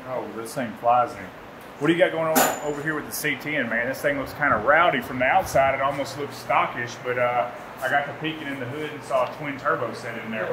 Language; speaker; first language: English; native; English